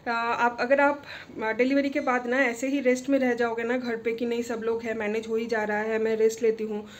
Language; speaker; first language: Hindi; non-native, local second language; Bangla